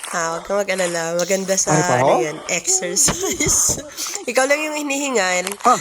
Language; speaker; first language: Filipino; non-native, local second language; Hiligaynon